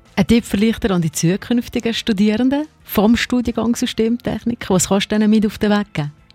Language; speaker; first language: German; native; German